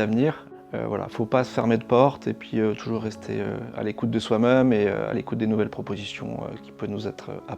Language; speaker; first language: French; native; French